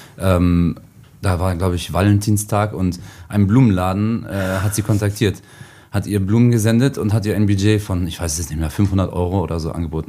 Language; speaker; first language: German; native; German